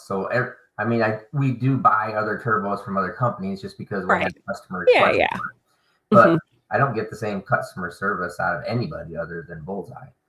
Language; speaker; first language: English; native; English